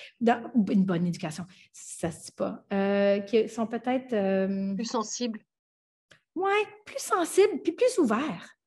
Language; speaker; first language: French; non-native, local second language; English